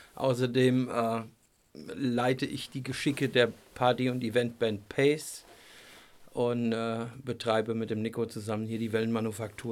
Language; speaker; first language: German; native; German